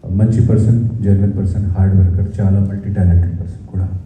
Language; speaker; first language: Telugu; non-native, fluent; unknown